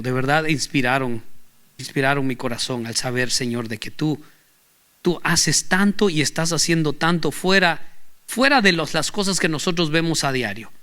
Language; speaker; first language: Spanish; native; Spanish